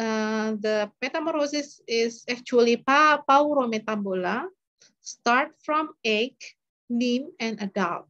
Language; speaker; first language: English; non-native, learner; Indonesian